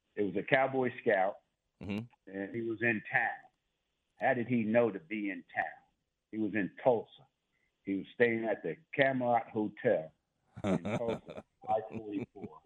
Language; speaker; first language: English; native; English